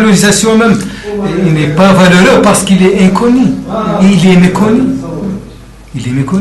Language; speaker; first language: French; non-native, local second language; Arabic